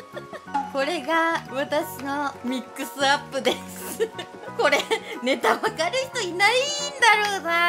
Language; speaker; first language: Japanese; native; Japanese